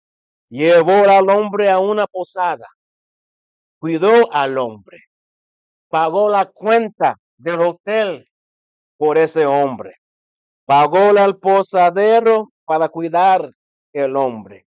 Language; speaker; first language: Spanish; non-native, fluent; English